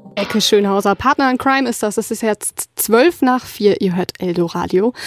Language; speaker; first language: German; native; German